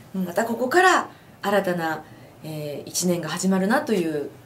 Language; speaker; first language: Japanese; native; Japanese